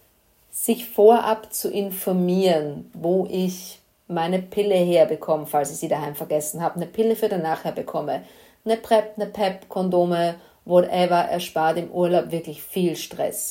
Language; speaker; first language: German; native; German